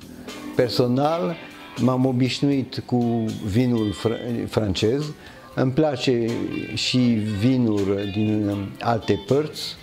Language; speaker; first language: Romanian; early bilingual, heritage; French